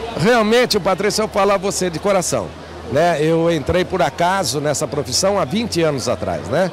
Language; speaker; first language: Portuguese; native; Portuguese